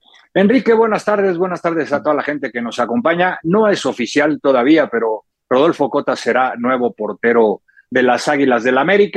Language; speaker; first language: Spanish; native; Spanish